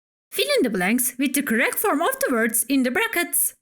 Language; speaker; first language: English; non-native, fluent; Turkish